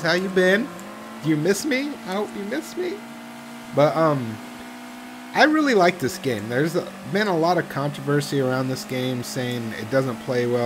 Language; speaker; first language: English; native; English